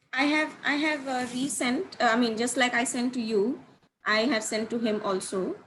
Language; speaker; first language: English; non-native, local second language; Marathi